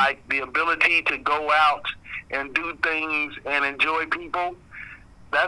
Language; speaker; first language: English; native; English